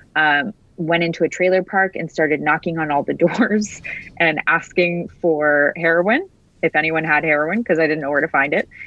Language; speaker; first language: English; native; English